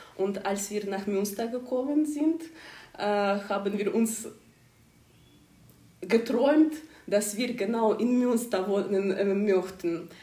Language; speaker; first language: German; non-native, learner; Ukrainian